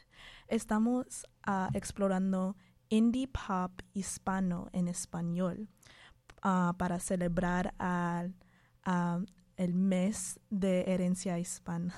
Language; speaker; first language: Spanish; non-native, learner; English